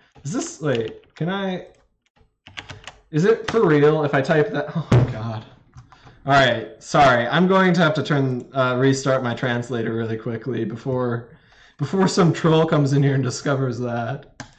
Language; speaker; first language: English; native; English